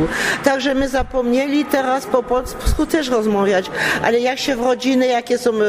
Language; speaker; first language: Polish; early bilingual, heritage; Polish